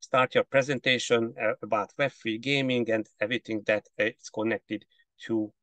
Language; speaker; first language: English; non-native, fluent; Hungarian